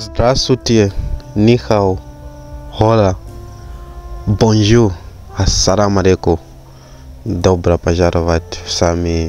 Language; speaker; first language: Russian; non-native, fluent; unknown